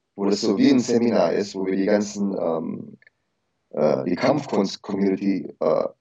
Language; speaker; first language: German; early bilingual, heritage; Indonesian